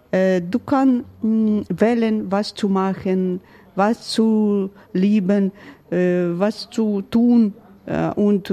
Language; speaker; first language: German; non-native, learner; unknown